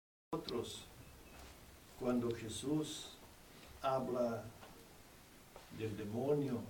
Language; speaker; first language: Spanish; non-native, fluent; Portuguese